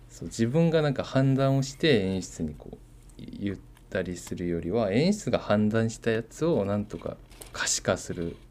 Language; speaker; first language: Japanese; native; Japanese